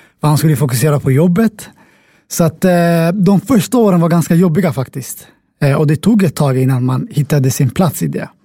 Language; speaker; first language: Swedish; early bilingual, other home language; Somali